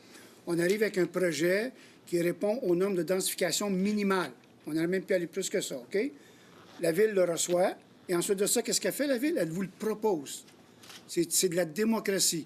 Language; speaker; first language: French; native; French